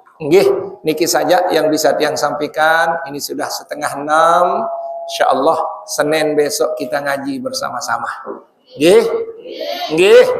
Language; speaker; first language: Indonesian; non-native, local second language; Sasak